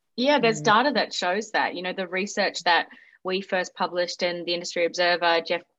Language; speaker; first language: English; native; English